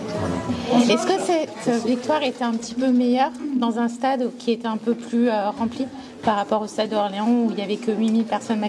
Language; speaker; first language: French; native; French